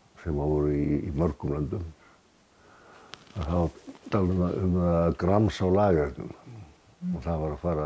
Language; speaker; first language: Icelandic; native; Icelandic